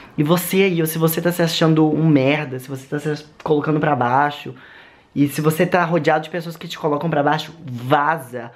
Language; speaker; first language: Portuguese; native; Portuguese